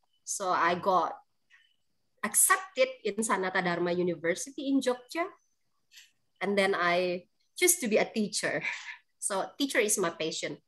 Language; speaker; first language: English; non-native, fluent; Indonesian